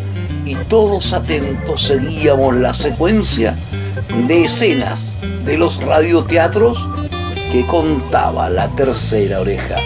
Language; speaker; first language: Spanish; native; Spanish